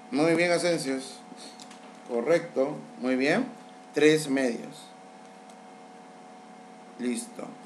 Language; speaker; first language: Spanish; native; Spanish